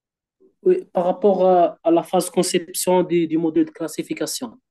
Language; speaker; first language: French; non-native, local second language; Arabic